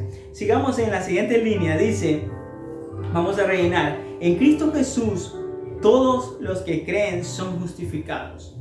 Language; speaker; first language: Spanish; native; Spanish